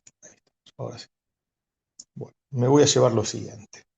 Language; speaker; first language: Spanish; native; Spanish